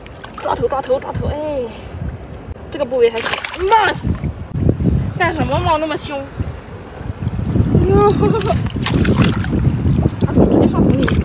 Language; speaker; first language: Chinese; native; Chinese